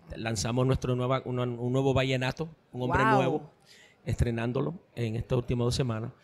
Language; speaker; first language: Spanish; early bilingual, heritage; Spanish